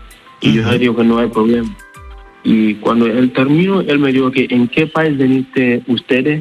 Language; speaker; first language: Spanish; non-native, learner; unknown